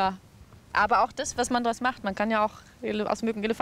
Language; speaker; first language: German; native; German